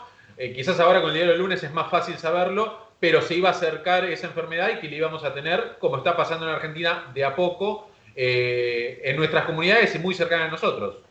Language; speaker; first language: Spanish; native; Spanish